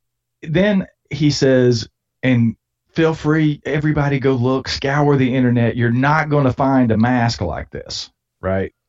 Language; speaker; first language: English; native; English